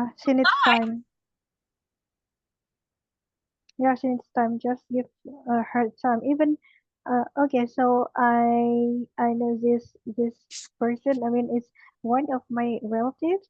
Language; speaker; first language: English; non-native, learner; Indonesian